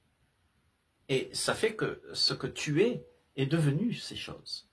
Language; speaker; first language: French; native; French